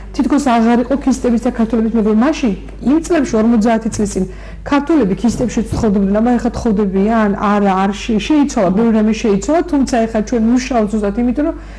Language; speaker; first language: Georgian; non-native, local second language; Chechen